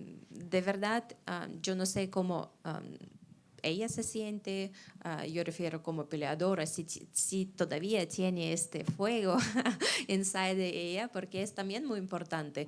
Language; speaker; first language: Spanish; non-native, fluent; Russian